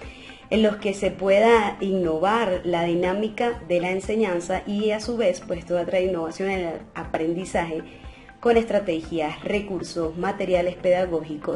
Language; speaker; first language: Spanish; native; Spanish